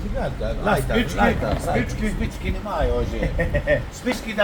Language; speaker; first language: Russian; non-native, learner; Arabic